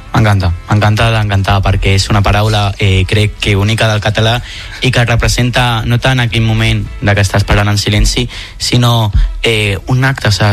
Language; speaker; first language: Catalan; non-native, local second language; Spanish